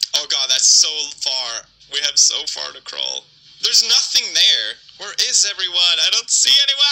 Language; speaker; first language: English; native; English